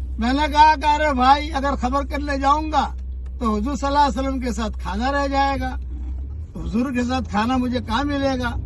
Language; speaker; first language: Urdu; non-native, local second language; Gujarati